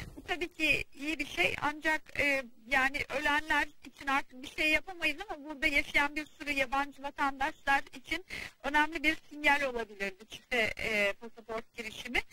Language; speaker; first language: Turkish; early bilingual, heritage; Turkish